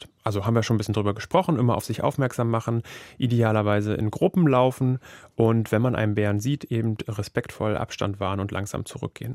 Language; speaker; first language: German; native; German